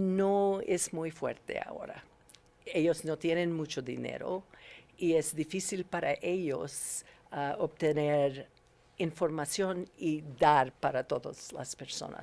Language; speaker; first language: Spanish; non-native, learner; English